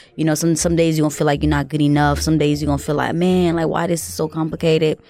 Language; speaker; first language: English; early bilingual, other home language; Haitian Creole